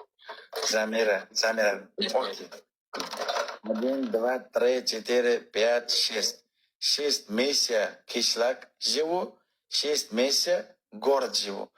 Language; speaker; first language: Russian; non-native, learner; Uzbek